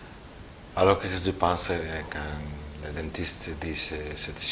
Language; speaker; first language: French; non-native, learner; Spanish